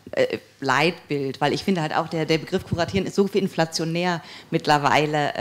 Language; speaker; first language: German; native; German